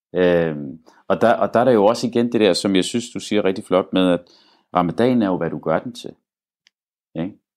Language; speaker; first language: Danish; early bilingual, other home language; Arabic